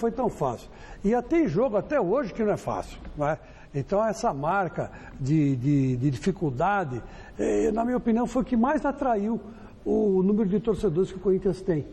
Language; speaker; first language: Portuguese; native; Portuguese